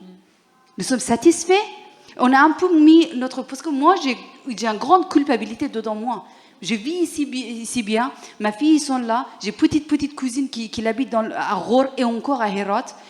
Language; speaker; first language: French; non-native, learner; Persian